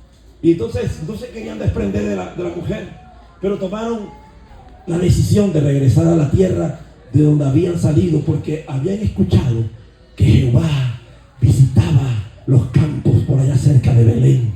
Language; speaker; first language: Spanish; native; Spanish